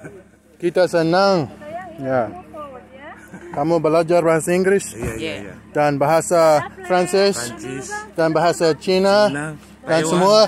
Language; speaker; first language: Indonesian; non-native, learner; English